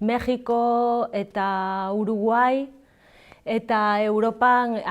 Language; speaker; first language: Basque; non-native, learner; Galician